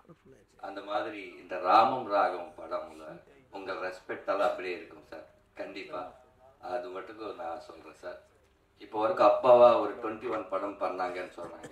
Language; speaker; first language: Tamil; non-native, learner; Telugu